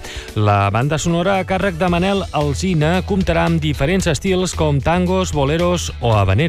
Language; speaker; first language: Catalan; native; Catalan